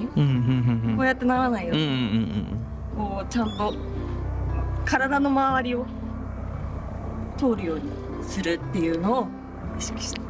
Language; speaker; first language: Japanese; native; Japanese